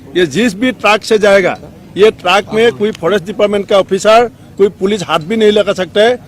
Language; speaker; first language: Hindi; non-native, local second language; Assamese